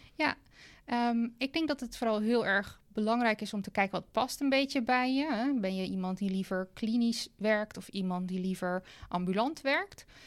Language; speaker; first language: Dutch; non-native, fluent; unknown